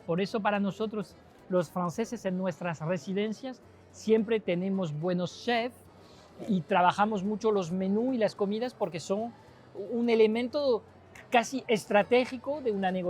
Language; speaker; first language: Spanish; non-native, fluent; French